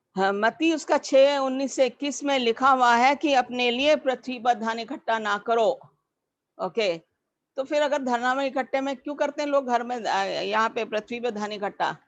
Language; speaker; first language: Hindi; native; Hindi